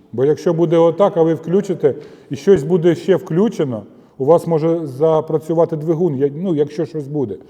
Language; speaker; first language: Ukrainian; non-native, local second language; Russian